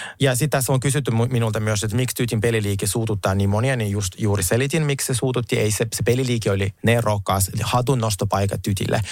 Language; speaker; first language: Finnish; non-native, fluent; Russian